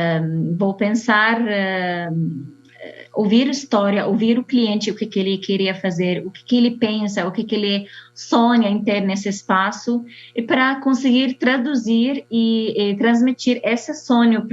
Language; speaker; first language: Portuguese; non-native, fluent; Arabic